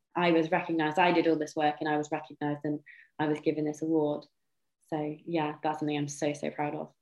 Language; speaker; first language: English; native; English